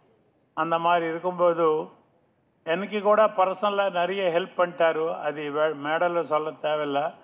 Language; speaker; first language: Tamil; non-native, local second language; Telugu